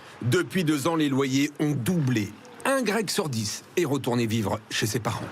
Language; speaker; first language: French; native; French